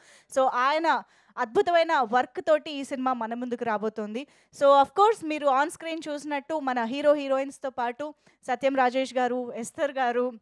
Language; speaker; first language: Telugu; native; Telugu